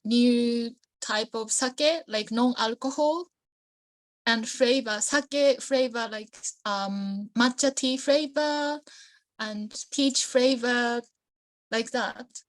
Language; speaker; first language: English; non-native, learner; Japanese